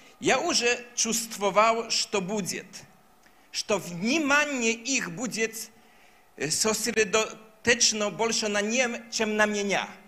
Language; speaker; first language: Russian; non-native, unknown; Polish